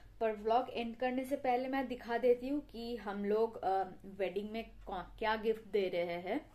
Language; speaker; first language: Hindi; non-native, local second language; Bangla